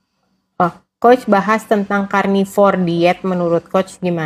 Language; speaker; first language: Indonesian; native; Indonesian